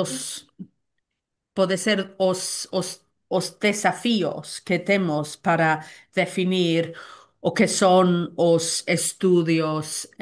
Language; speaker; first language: Portuguese; non-native, learner; Welsh